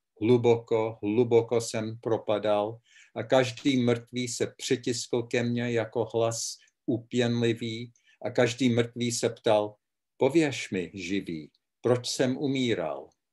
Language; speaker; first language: Czech; early bilingual, heritage; Czech